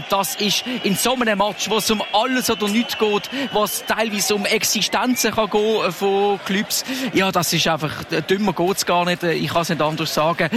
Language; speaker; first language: German; native; German